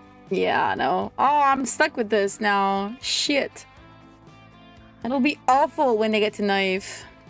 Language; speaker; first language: English; non-native, fluent; Italian